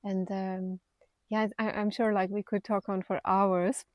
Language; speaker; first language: English; non-native, fluent; German